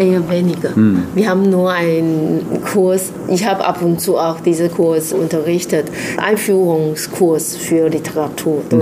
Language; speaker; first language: German; non-native, fluent; Chinese